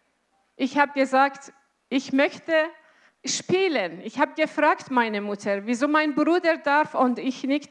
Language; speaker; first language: German; non-native, fluent; Azerbaijani